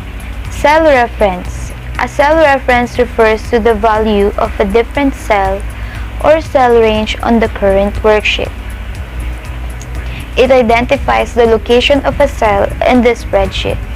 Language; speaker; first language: English; non-native, local second language; Filipino